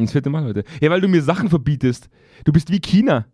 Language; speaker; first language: German; native; German